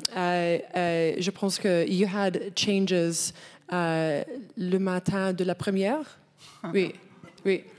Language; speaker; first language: French; non-native, learner; English